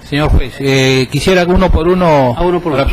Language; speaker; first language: Spanish; native; Spanish